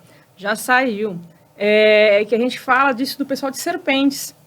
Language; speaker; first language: Portuguese; native; Portuguese